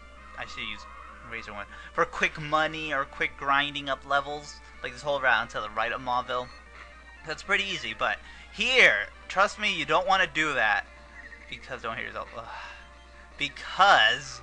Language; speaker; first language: English; native; English